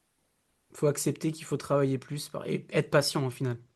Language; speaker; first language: French; native; French